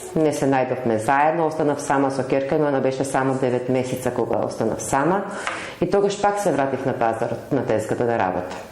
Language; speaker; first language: Macedonian; native; Macedonian